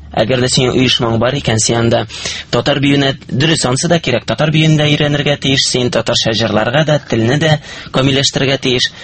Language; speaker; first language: Tatar; native; Tatar